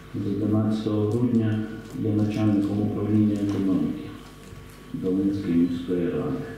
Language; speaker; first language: Ukrainian; native; Ukrainian